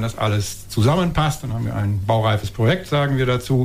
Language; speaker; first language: German; native; German